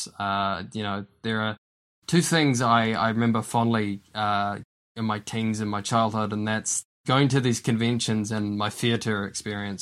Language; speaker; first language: English; native; English